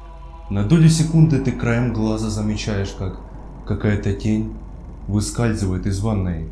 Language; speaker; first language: Russian; native; Russian